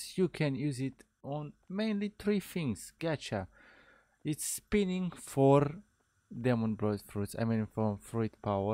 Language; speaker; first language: English; non-native, fluent; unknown